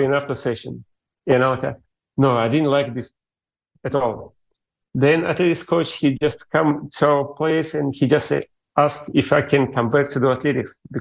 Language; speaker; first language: English; non-native, fluent; Russian